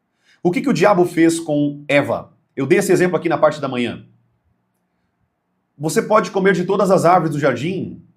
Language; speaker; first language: Portuguese; native; Portuguese